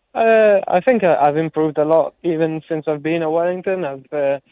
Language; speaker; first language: English; early bilingual, heritage; English